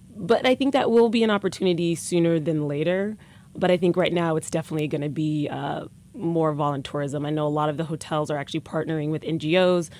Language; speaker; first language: English; native; English